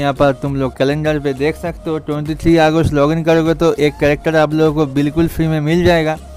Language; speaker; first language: Hindi; non-native, local second language; Bangla